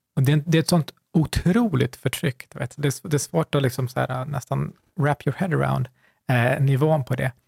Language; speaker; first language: Swedish; early bilingual, other home language; Kurdish